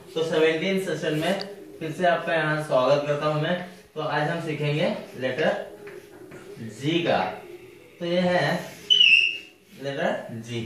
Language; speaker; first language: Hindi; non-native, local second language; Kannada